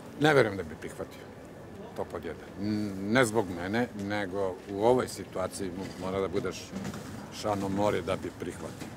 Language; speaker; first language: Serbian; native; Serbian